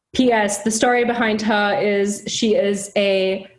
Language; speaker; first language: English; non-native, fluent; German